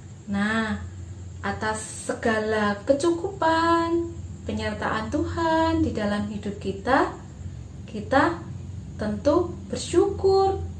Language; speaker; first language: Indonesian; native; Indonesian